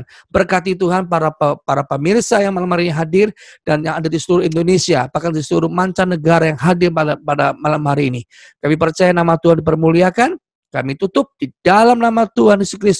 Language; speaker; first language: Indonesian; native; Indonesian